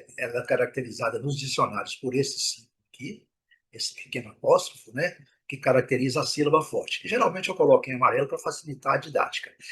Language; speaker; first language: Portuguese; native; Portuguese